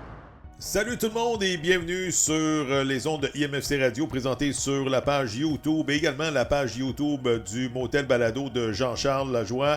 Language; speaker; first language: French; native; French